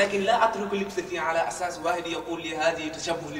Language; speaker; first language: Arabic; non-native, fluent; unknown